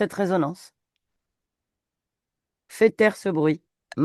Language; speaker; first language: French; native; French